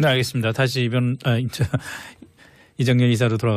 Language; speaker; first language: Korean; native; Korean